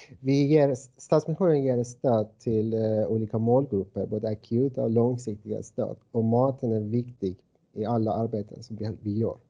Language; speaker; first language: Swedish; non-native, fluent; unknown